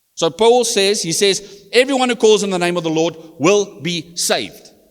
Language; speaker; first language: English; non-native, local second language; Afrikaans